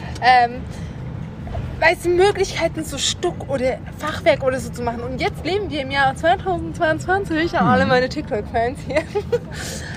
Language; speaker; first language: German; native; German